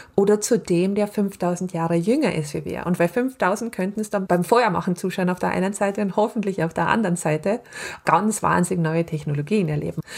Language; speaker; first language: German; native; German